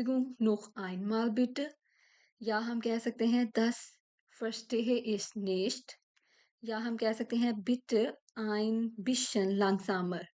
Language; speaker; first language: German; non-native, fluent; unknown